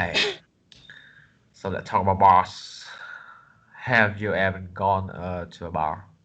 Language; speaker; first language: English; non-native, learner; Vietnamese